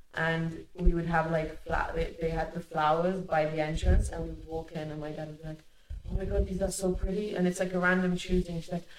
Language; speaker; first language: English; early bilingual, other home language; Hungarian